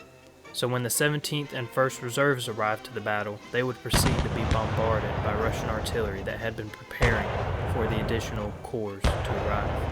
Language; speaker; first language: English; native; English